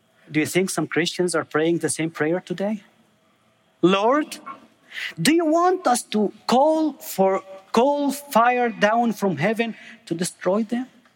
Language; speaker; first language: English; non-native, fluent; Arabic